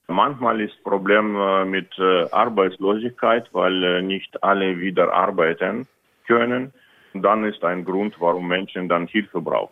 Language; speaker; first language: German; non-native, fluent; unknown